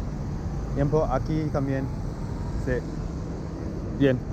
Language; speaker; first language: Spanish; non-native, learner; English